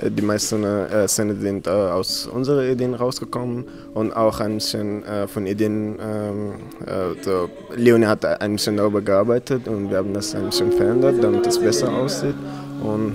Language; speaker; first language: German; non-native, fluent; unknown